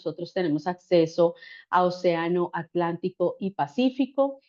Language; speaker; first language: Spanish; native; Spanish